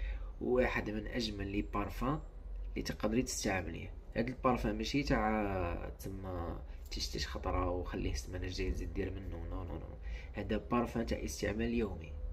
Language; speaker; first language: Arabic; native; Arabic